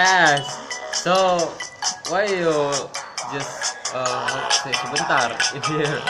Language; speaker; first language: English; non-native, learner; Indonesian